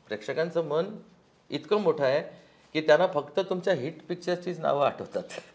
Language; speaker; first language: Marathi; native; Marathi